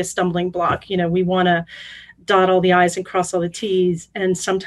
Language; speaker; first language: English; native; English